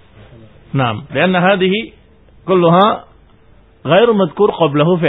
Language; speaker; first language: Arabic; non-native, fluent; Indonesian